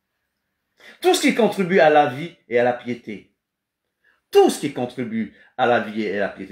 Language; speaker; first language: French; non-native, fluent; Kabuverdianu